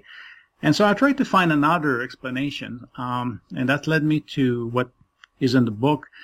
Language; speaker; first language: English; non-native, fluent; French